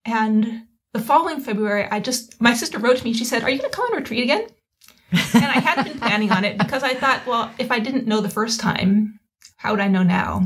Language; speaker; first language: English; native; English